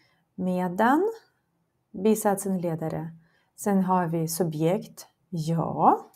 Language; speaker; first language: Swedish; non-native, fluent; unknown